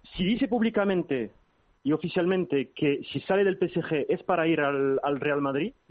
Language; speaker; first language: Spanish; early bilingual, heritage; French